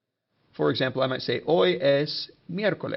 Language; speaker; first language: Spanish; non-native, fluent; English